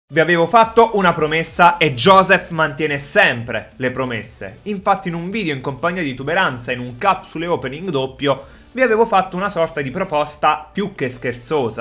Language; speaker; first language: Italian; native; Italian